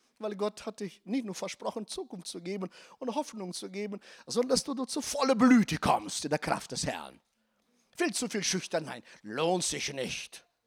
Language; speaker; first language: German; non-native, fluent; Russian